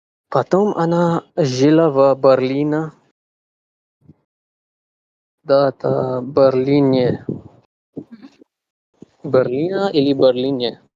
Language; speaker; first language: Russian; non-native, learner; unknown